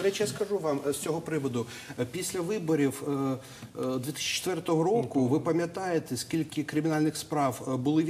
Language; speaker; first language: Ukrainian; native; Ukrainian